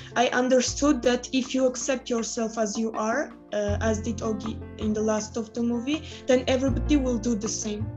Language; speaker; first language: English; non-native, fluent; Armenian